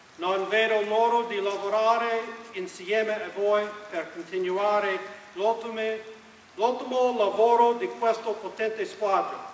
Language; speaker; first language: Italian; non-native, learner; English